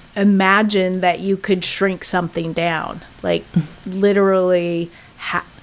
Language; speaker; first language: English; native; English